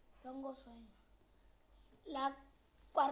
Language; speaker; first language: Spanish; early bilingual, other home language; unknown